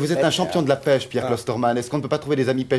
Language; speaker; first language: French; native; French